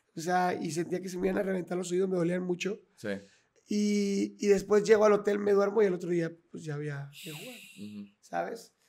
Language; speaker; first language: Spanish; native; Spanish